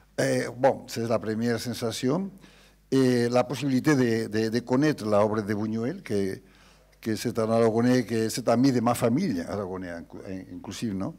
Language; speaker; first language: French; non-native, learner; Spanish